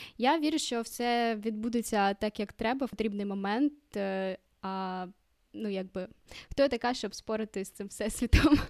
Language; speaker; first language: Ukrainian; non-native, local second language; Russian